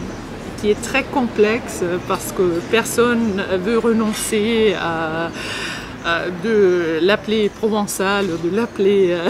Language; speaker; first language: French; non-native, fluent; German